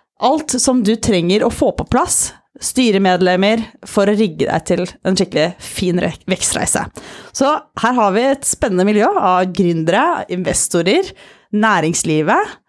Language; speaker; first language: Norwegian; native; Norwegian